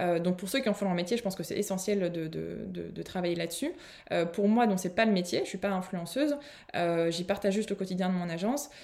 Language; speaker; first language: French; native; French